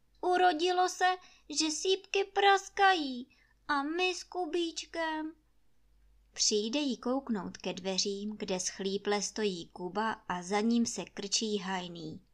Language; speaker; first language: Czech; native; Czech